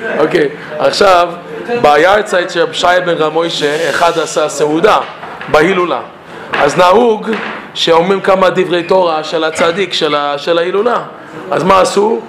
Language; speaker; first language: Hebrew; non-native, fluent; English